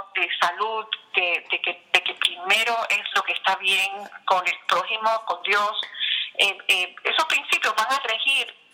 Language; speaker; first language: Spanish; native; Spanish